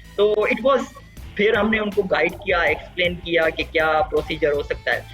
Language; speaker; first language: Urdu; non-native, local second language; Sindhi